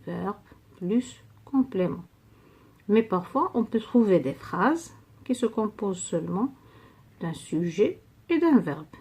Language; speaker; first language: French; non-native, local second language; Arabic